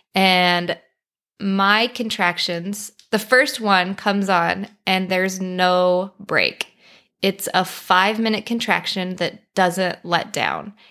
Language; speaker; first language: English; native; English